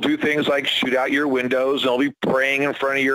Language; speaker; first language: English; native; English